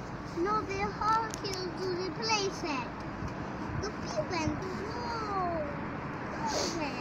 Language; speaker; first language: Polish; early bilingual, heritage; Polish